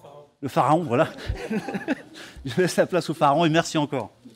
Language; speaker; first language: French; native; French